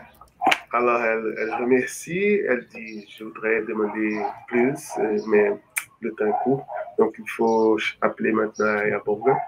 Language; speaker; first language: French; non-native, fluent; Portuguese